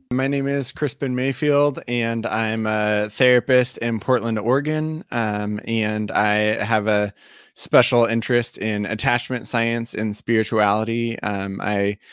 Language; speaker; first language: English; native; English